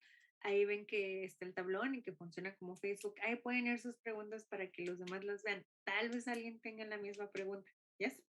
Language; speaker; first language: Spanish; non-native, fluent; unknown